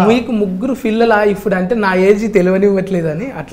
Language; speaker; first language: Telugu; native; Telugu